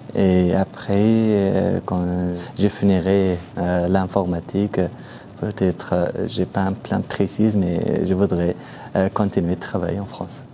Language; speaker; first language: French; non-native, learner; Persian